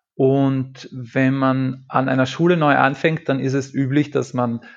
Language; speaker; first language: German; native; German